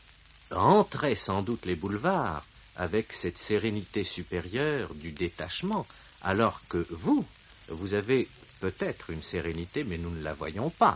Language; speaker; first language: French; native; French